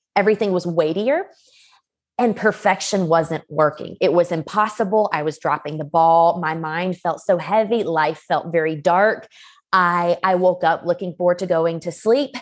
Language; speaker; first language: English; native; English